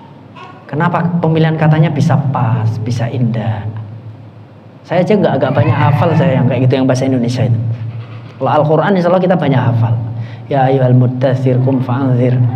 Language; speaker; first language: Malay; non-native, local second language; Javanese